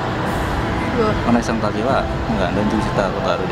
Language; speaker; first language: Japanese; non-native, learner; Indonesian